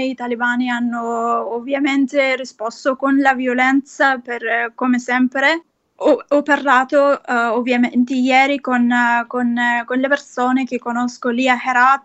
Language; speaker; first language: Italian; non-native, fluent; Persian